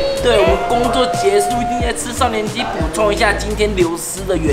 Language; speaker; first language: Chinese; native; Chinese